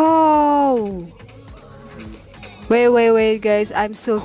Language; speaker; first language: English; non-native, learner; Indonesian